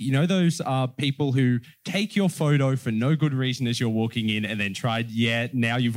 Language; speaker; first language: English; native; English